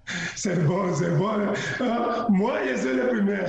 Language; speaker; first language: French; non-native, fluent; Spanish